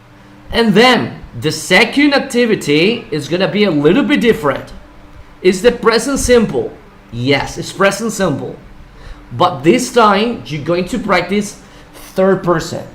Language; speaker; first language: English; non-native, fluent; Spanish